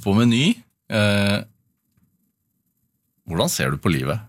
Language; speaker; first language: Norwegian; native; Norwegian